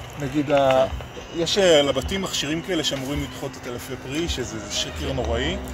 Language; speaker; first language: Hebrew; native; Hebrew